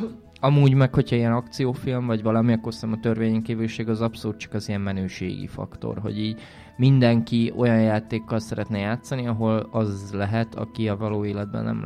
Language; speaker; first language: Hungarian; native; Hungarian